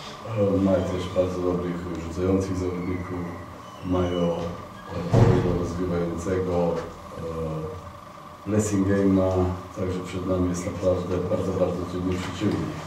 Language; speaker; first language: Polish; non-native, fluent; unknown